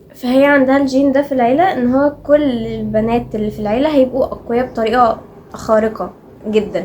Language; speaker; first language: Arabic; native; Arabic